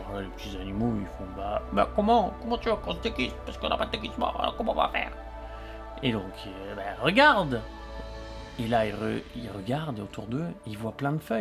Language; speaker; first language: French; native; French